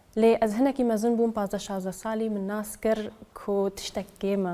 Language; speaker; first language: Kurdish; early bilingual, heritage; Kurdish